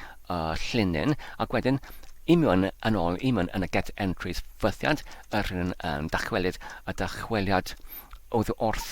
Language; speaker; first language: Welsh; non-native, learner; English